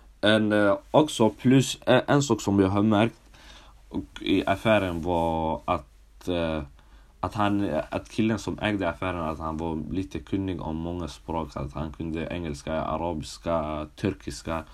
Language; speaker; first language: Swedish; early bilingual, other home language; Somali